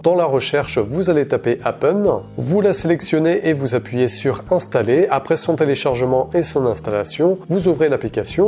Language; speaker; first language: French; native; French